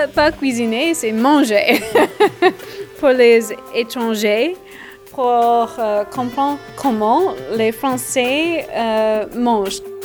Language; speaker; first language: French; non-native, learner; English